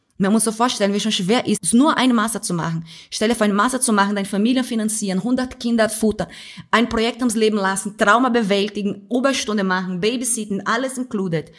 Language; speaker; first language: German; non-native, fluent; Portuguese